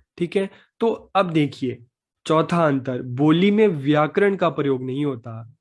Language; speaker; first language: Hindi; native; Hindi